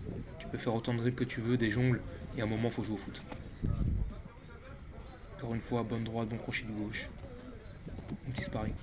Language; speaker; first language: French; native; French